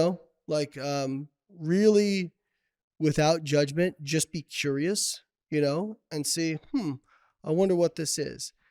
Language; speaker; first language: English; native; English